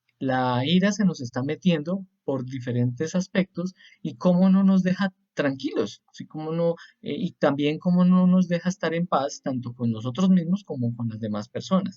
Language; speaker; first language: Spanish; native; Spanish